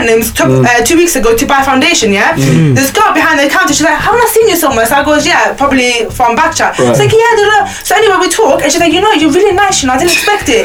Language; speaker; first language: English; native; English